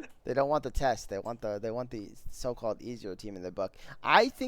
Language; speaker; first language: English; native; English